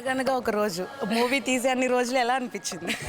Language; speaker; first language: Telugu; native; Telugu